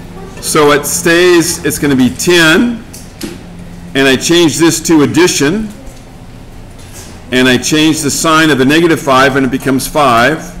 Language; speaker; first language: English; native; English